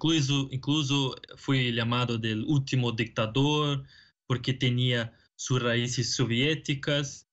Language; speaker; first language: Spanish; non-native, fluent; Portuguese